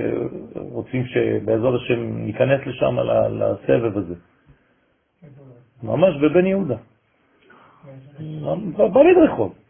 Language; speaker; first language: Hebrew; non-native, fluent; French